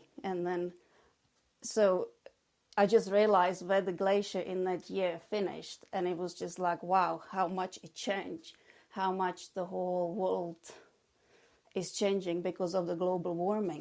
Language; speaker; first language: English; non-native, fluent; Czech